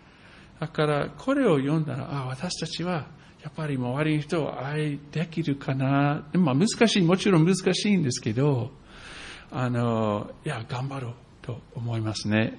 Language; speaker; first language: Japanese; non-native, fluent; English